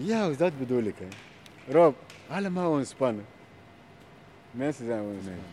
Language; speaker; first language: Dutch; non-native, learner; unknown